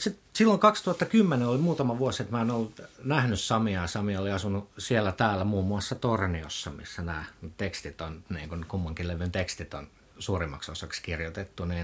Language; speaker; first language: Finnish; native; Finnish